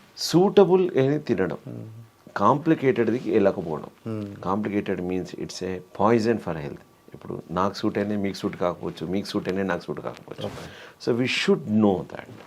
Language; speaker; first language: Telugu; native; Telugu